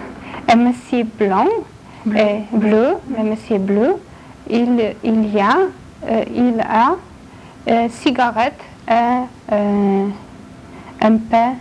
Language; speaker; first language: French; non-native, learner; Polish